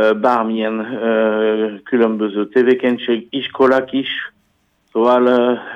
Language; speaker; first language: Hungarian; non-native, learner; French